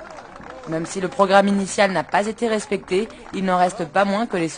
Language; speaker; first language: French; native; French